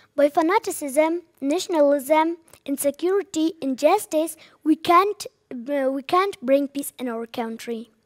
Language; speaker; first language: English; non-native, learner; Persian